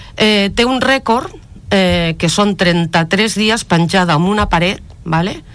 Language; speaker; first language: Catalan; non-native, local second language; Spanish